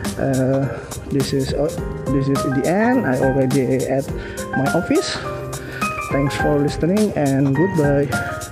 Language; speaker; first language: English; non-native, learner; Indonesian